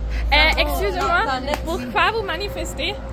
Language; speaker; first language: French; non-native, learner; German